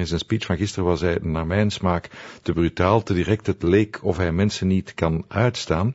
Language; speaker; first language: Dutch; native; Dutch